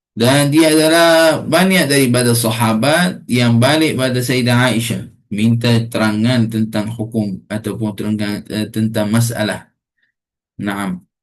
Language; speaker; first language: Malay; non-native, fluent; Arabic